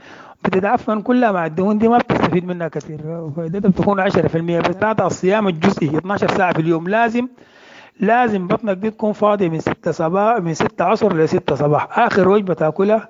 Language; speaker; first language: Arabic; native; Arabic